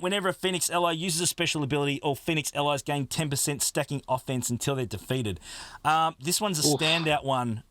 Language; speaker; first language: English; native; English